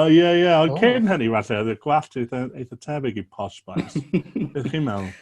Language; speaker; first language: Welsh; native; Welsh